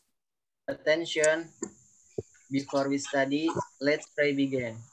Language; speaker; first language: English; non-native, learner; Indonesian